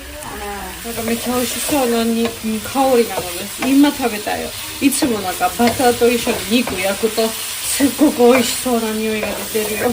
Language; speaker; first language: Japanese; non-native, learner; Georgian